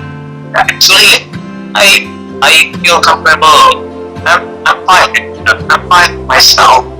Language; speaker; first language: English; non-native, learner; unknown